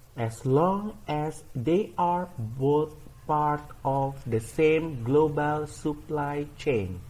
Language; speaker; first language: English; non-native, fluent; Indonesian